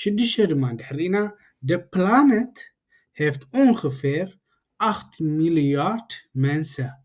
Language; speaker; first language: Dutch; non-native, learner; Tigrinya